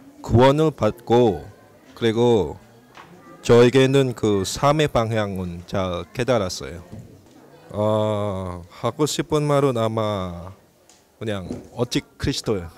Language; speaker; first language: Korean; non-native, learner; Indonesian